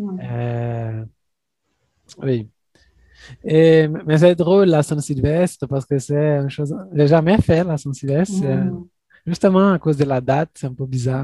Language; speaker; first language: French; non-native, fluent; Portuguese